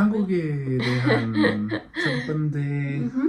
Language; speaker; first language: Korean; non-native, learner; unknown